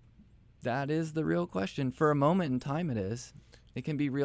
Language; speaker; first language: English; native; English